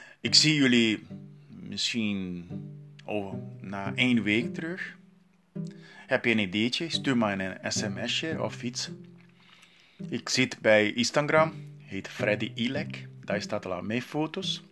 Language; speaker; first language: Dutch; non-native, learner; Portuguese